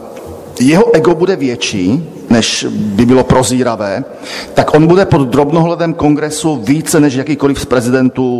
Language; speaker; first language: Czech; native; Czech